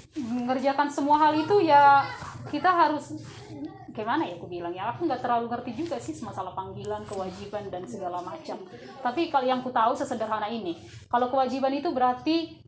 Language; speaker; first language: Indonesian; non-native, local second language; Batak Toba